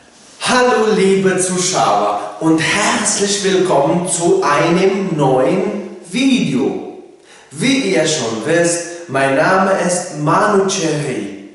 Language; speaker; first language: German; non-native, fluent; Tajik